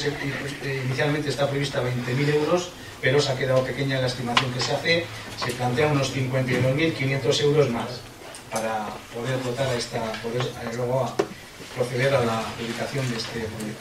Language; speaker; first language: Spanish; native; Spanish